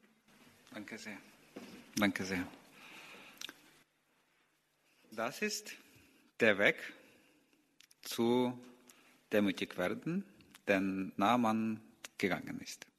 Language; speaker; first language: German; non-native, learner; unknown